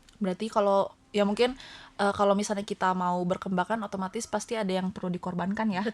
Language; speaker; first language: Indonesian; native; Indonesian